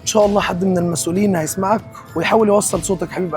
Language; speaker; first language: Arabic; native; Arabic